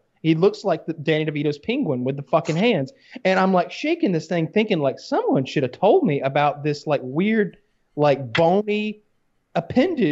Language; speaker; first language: English; native; English